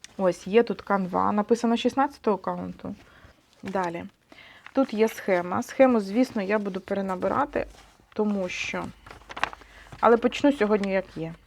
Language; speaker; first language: Ukrainian; non-native, local second language; Russian